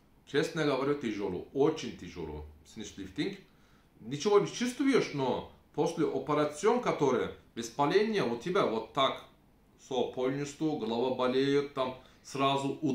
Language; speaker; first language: Russian; non-native, learner; Turkish